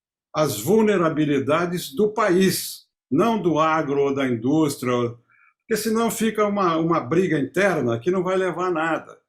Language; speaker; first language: Portuguese; native; Portuguese